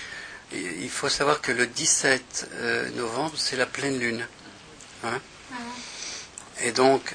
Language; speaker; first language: French; native; French